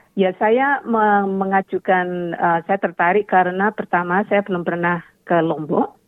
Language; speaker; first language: Indonesian; native; Indonesian